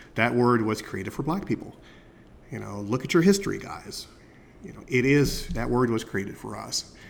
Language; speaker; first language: English; native; English